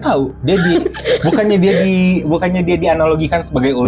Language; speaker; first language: Indonesian; native; Indonesian